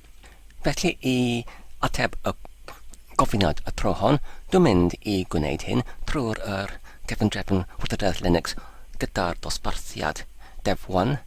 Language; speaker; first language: Welsh; non-native, learner; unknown